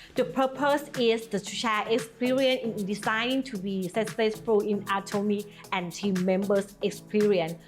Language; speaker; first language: English; non-native, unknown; Thai